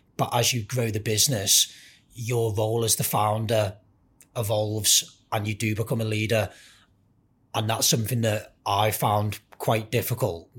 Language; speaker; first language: English; native; English